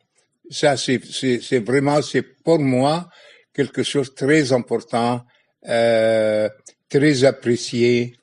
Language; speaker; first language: French; non-native, fluent; Arabic